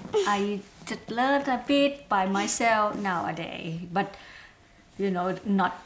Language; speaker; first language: English; non-native, learner; Thai